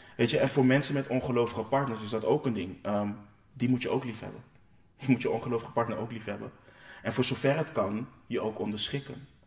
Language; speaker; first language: Dutch; non-native, local second language; Papiamento